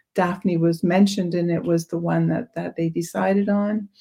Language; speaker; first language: English; native; English